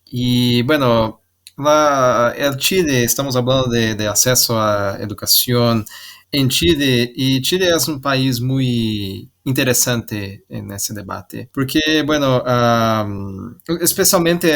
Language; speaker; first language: Portuguese; non-native, learner; Spanish